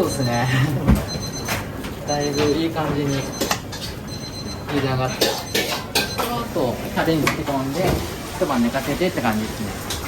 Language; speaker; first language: Japanese; native; Japanese